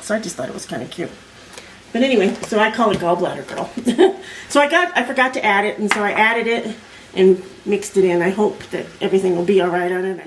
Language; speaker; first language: English; native; English